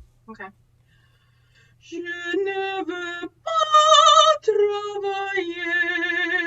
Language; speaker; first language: French; non-native, learner; English